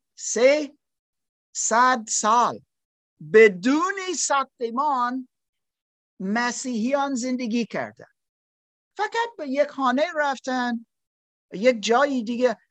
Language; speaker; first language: Persian; non-native, learner; German